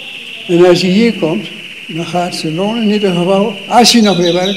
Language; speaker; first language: Dutch; native; Dutch